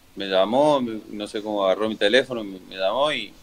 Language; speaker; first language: Spanish; native; Spanish